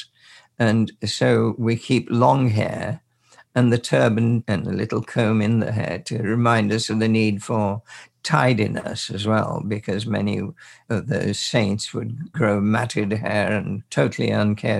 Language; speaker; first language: English; native; English